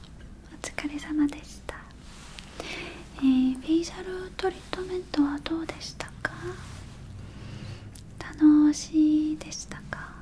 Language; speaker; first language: Japanese; non-native, learner; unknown